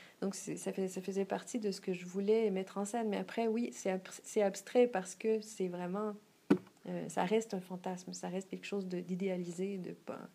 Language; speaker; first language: French; native; French